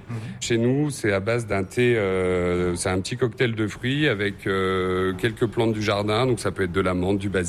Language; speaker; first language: French; native; French